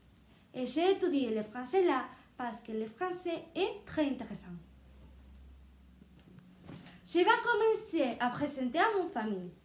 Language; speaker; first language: French; non-native, learner; Spanish